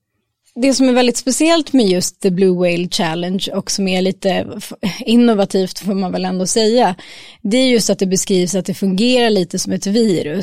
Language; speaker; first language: Swedish; native; Swedish